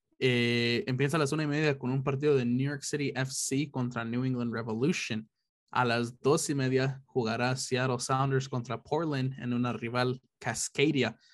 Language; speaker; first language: Spanish; early bilingual, heritage; Spanish